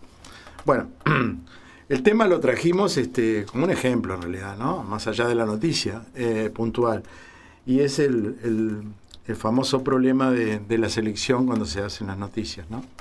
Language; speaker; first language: Spanish; native; Spanish